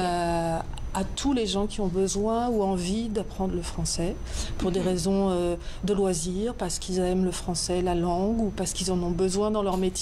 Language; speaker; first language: French; native; French